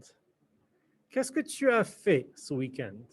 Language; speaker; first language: French; non-native, fluent; English